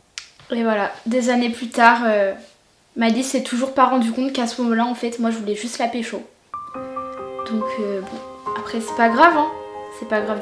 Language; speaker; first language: French; native; French